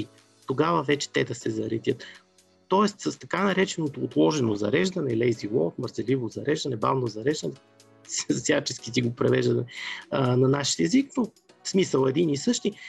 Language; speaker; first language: Bulgarian; native; Bulgarian